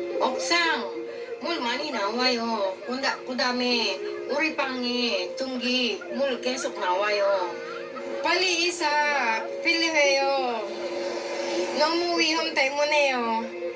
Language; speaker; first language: Korean; non-native, learner; Filipino